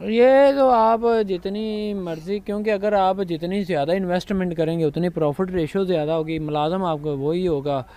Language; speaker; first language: Urdu; non-native, local second language; Punjabi